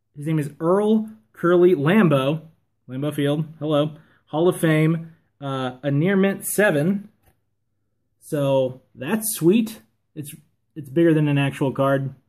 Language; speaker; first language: English; native; English